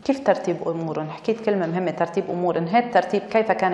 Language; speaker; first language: Arabic; native; Arabic